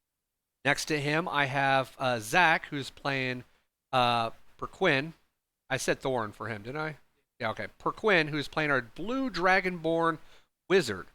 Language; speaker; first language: English; native; English